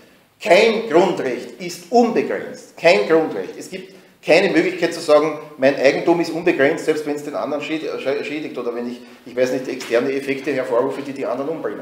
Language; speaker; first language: German; native; German